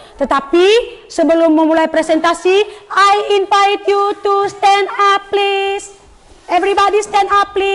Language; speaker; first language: English; non-native, learner; Indonesian